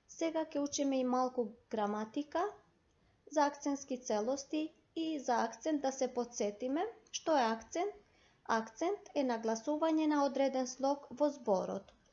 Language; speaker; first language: Macedonian; non-native, local second language; Albanian